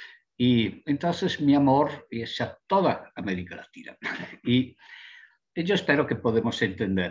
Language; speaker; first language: Spanish; non-native, fluent; Italian